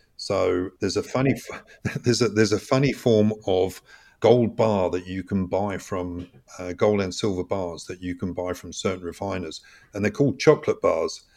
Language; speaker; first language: English; native; English